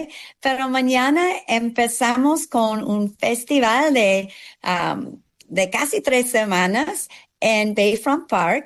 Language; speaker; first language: Spanish; non-native, fluent; English